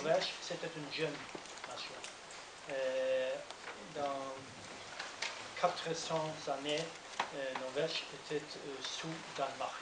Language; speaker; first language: French; non-native, learner; Norwegian